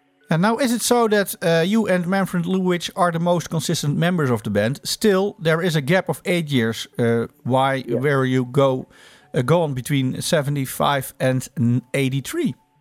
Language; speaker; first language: English; non-native, fluent; Dutch